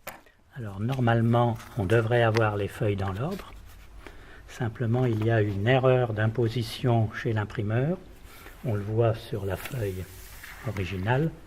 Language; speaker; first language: French; native; French